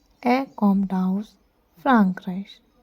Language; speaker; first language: German; non-native, learner; Hindi